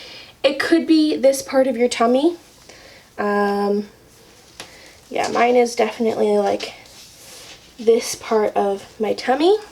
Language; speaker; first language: English; native; English